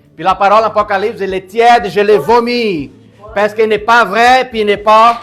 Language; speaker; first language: French; native; French